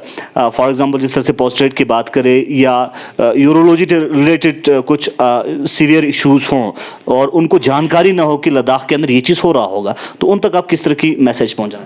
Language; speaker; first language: Hindi; non-native, local second language; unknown